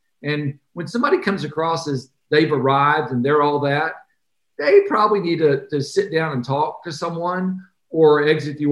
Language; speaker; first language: English; native; English